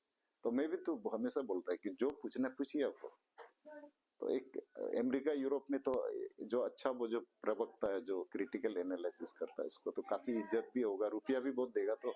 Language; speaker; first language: Hindi; non-native, local second language; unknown